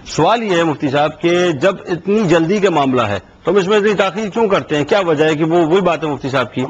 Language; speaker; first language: Urdu; native; Urdu